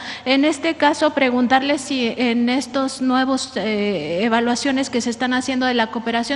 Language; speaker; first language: Spanish; native; Spanish